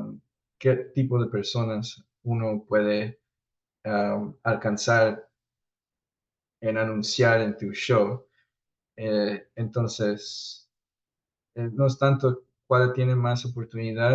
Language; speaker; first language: Spanish; early bilingual, heritage; Spanish